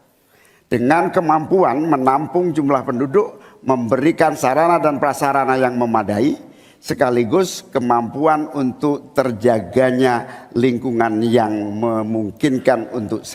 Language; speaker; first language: Indonesian; native; Indonesian